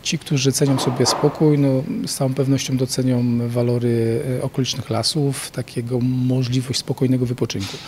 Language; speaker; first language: Polish; native; Polish